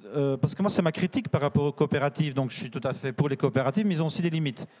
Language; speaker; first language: French; native; French